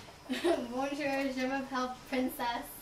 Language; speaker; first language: French; non-native, learner; English